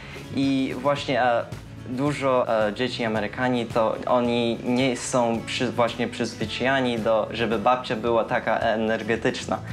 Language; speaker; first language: Polish; early bilingual, heritage; Polish